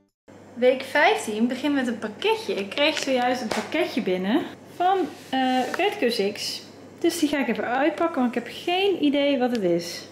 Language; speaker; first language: Dutch; native; Dutch